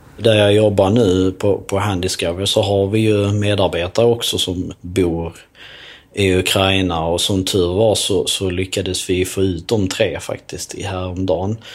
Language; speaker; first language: Swedish; early bilingual, other home language; Albanian